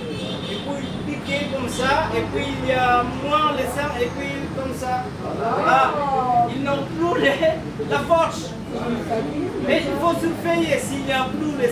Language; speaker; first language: French; non-native, learner; Indonesian